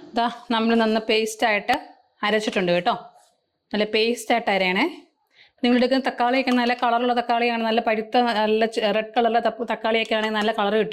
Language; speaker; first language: Malayalam; native; Malayalam